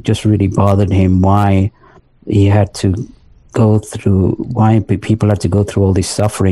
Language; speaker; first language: English; native; English